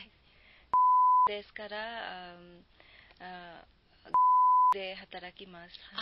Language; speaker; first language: Japanese; non-native, learner; Bangla